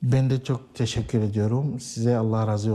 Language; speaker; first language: Turkish; non-native, learner; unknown